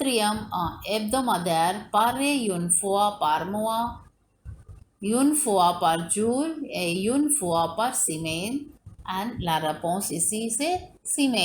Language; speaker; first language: French; non-native, learner; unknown